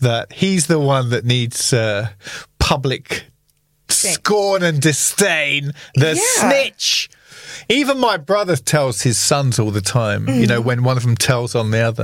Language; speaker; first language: English; native; English